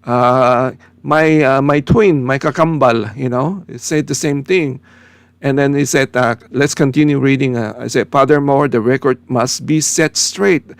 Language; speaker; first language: English; non-native, local second language; Filipino